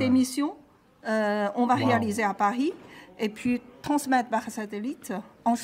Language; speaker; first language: French; non-native, learner; Chinese